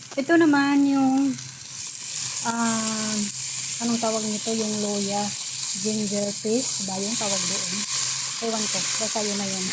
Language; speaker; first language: Filipino; native; Filipino